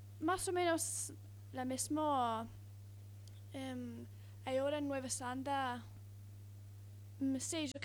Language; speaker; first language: Spanish; non-native, learner; English